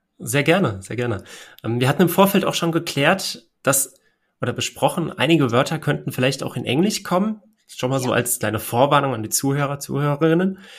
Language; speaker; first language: German; native; German